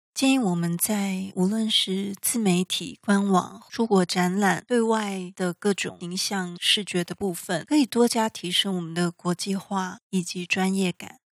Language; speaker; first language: Chinese; native; Chinese